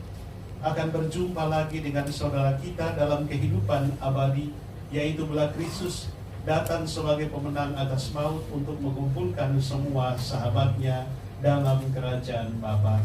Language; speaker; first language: Indonesian; native; Indonesian